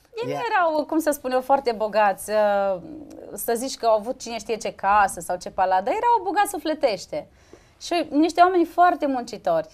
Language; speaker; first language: Romanian; native; Romanian